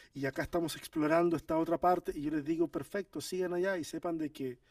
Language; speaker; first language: Spanish; native; Spanish